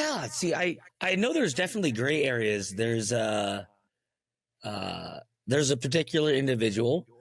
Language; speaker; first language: English; native; English